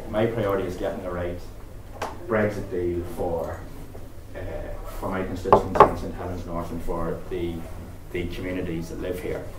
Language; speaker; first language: English; native; English